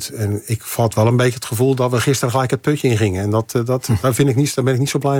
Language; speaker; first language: Dutch; native; Dutch